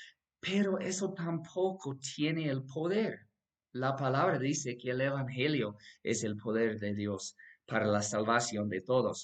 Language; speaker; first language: Spanish; non-native, fluent; English